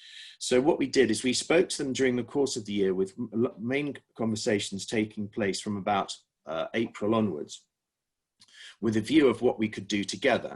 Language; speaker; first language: English; native; English